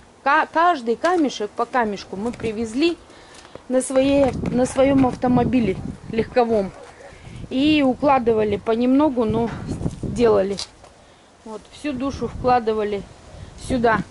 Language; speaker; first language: Russian; native; Russian